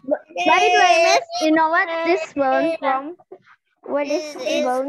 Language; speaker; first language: English; non-native, learner; Indonesian